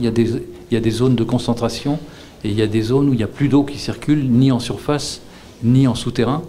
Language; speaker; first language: French; native; French